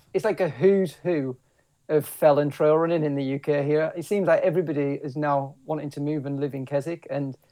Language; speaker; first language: English; native; English